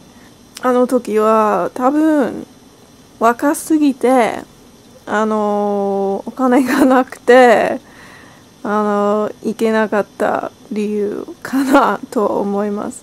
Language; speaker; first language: Japanese; non-native, learner; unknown